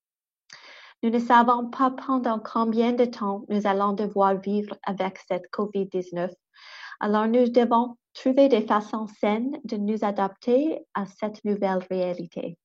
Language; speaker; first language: French; non-native, local second language; English